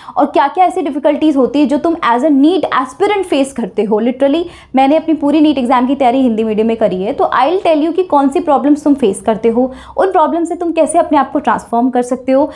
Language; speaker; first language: Hindi; native; Hindi